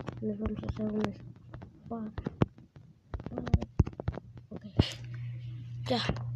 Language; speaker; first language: Spanish; early bilingual, heritage; Spanish